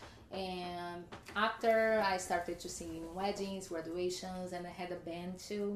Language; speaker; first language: English; non-native, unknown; Portuguese